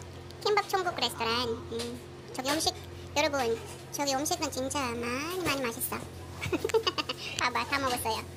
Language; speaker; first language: Korean; non-native, learner; Filipino